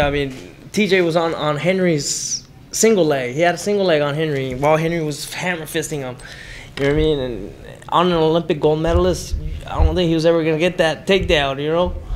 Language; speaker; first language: English; early bilingual, other home language; Spanish